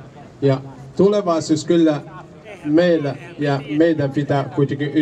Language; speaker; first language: Finnish; non-native, learner; Kurdish